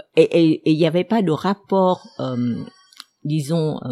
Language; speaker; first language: French; non-native, fluent; Vietnamese